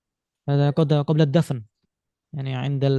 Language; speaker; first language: Arabic; non-native, fluent; Indonesian